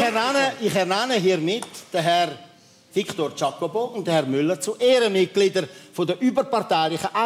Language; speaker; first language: German; native; German